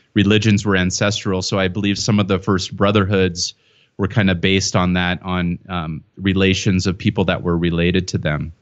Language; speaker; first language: English; native; English